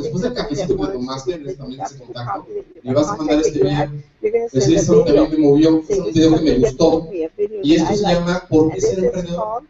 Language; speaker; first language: Spanish; native; Spanish